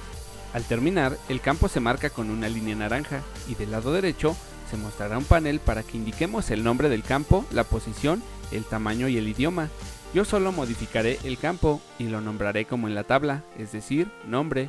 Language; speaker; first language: Spanish; native; Spanish